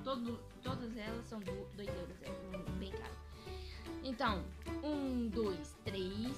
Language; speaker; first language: Portuguese; early bilingual, heritage; Portuguese